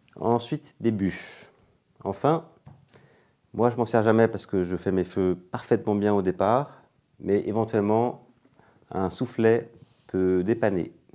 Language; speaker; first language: French; native; French